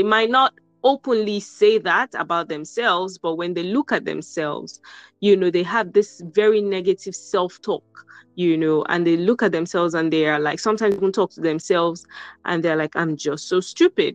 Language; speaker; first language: English; non-native, local second language; Yoruba